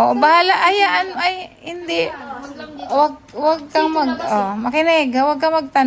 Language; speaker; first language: Filipino; native; Filipino